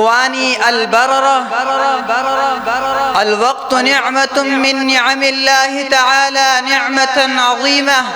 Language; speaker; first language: Arabic; non-native, learner; Urdu